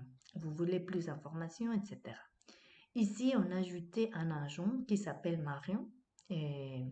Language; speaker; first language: French; non-native, fluent; Spanish